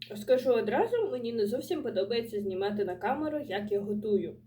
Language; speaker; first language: Ukrainian; non-native, local second language; Russian